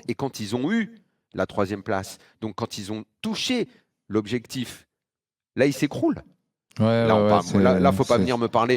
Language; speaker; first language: French; native; French